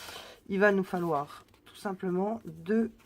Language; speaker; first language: French; native; French